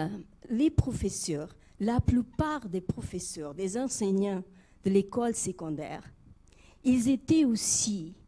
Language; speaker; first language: French; non-native, fluent; Portuguese